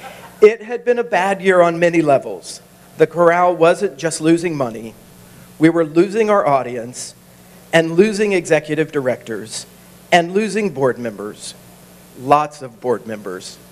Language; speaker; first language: English; native; English